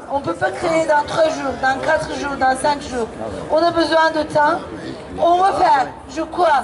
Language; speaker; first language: French; non-native, fluent; Turkish